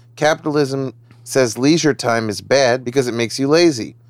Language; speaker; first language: English; native; English